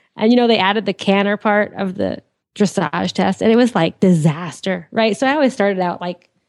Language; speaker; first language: English; native; English